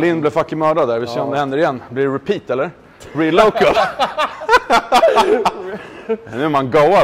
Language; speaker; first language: Swedish; native; Swedish